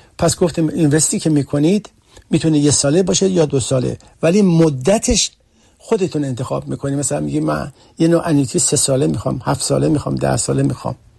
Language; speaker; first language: Persian; early bilingual, heritage; Persian